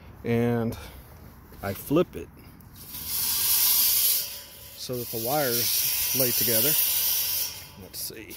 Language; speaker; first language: English; native; English